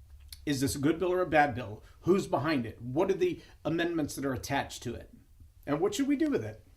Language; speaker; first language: English; native; English